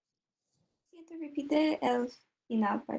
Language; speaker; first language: Spanish; non-native, learner; English